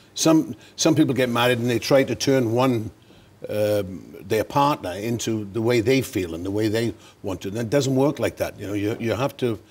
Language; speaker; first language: English; native; English